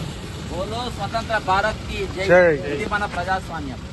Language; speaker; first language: Telugu; native; Telugu